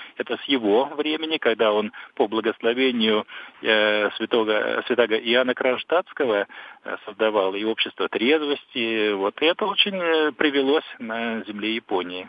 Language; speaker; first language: Russian; native; Russian